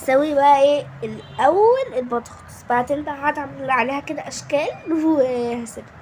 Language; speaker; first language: Arabic; native; Arabic